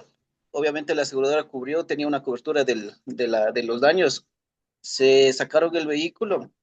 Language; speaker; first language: Spanish; native; Spanish